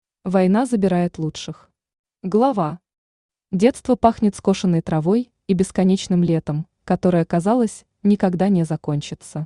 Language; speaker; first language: Russian; native; Russian